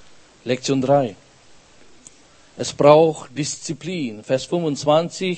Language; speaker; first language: German; non-native, fluent; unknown